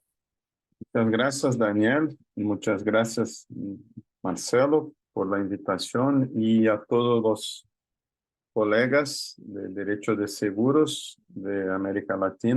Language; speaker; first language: Spanish; non-native, fluent; Portuguese